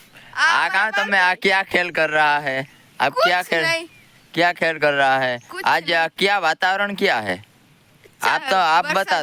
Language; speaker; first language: Hindi; non-native, local second language; Gujarati